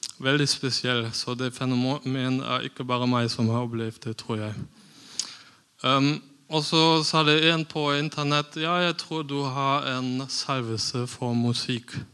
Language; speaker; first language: Norwegian; non-native, fluent; German